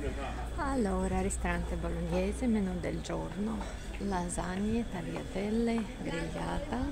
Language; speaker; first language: Italian; non-native, learner; Russian